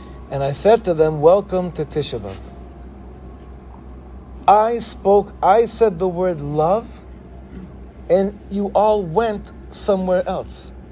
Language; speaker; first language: English; native; English